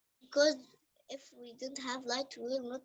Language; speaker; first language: English; non-native, learner; Arabic